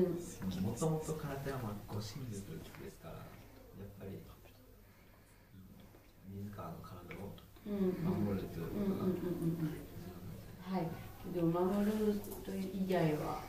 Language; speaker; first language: Japanese; native; Japanese